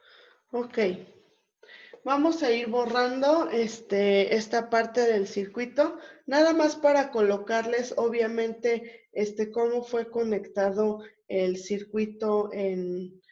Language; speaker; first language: Spanish; native; Spanish